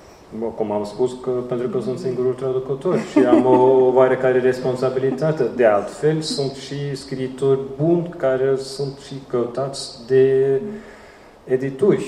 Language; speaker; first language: Romanian; non-native, fluent; Norwegian